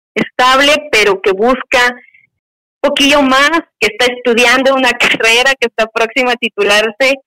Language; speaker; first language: Spanish; native; Spanish